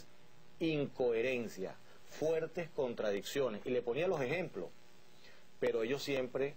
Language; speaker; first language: Spanish; native; Spanish